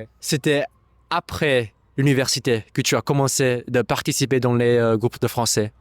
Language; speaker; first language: French; non-native, fluent; English